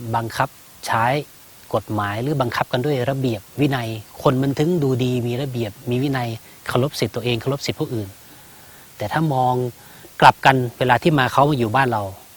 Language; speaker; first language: Thai; native; Thai